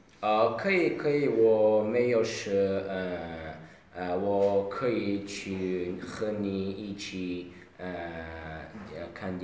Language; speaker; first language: Chinese; non-native, learner; Uzbek